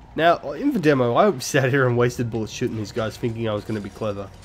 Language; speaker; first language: English; native; English